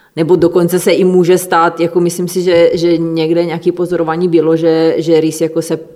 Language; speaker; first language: Czech; non-native, fluent; Italian